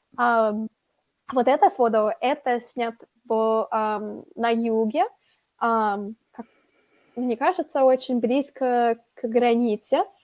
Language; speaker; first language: Russian; non-native, fluent; English